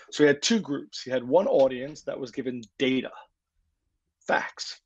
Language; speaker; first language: English; native; English